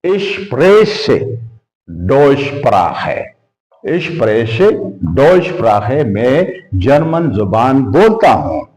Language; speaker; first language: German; non-native, fluent; Urdu